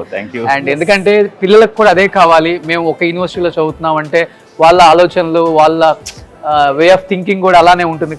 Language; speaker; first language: Telugu; native; Telugu